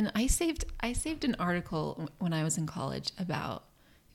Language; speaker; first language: English; native; English